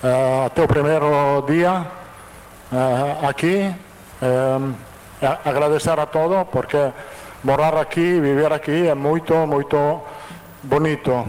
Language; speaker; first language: Portuguese; non-native, fluent; Italian